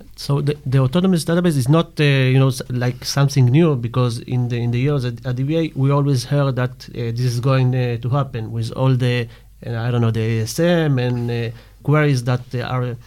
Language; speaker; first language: English; non-native, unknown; Hebrew